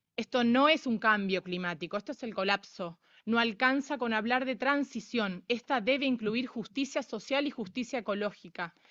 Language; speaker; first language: Spanish; native; Spanish